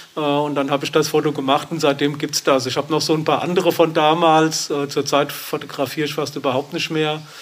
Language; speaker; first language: German; native; German